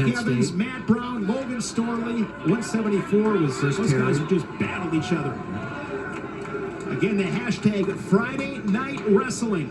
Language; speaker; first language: English; native; English